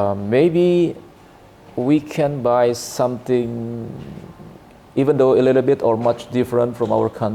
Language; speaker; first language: English; non-native, learner; Indonesian